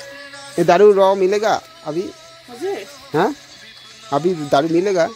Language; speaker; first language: Hindi; non-native, local second language; Bangla